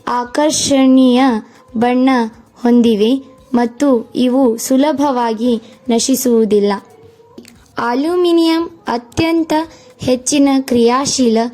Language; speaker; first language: Kannada; native; Kannada